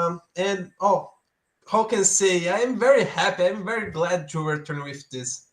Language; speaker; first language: English; non-native, learner; Portuguese